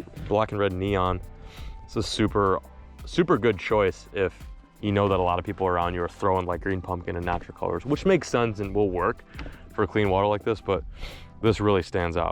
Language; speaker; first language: English; native; English